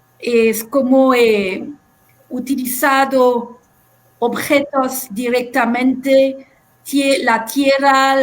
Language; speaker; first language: Spanish; non-native, fluent; French